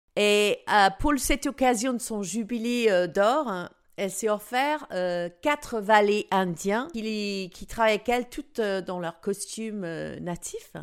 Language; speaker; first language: French; non-native, fluent; English